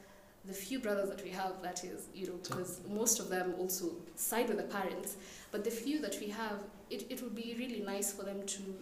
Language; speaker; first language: English; non-native, local second language; Somali